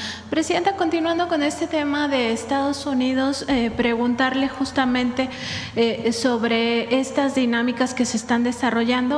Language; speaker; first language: Spanish; native; Spanish